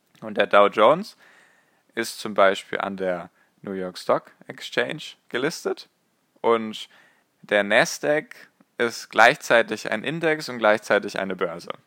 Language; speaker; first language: German; native; German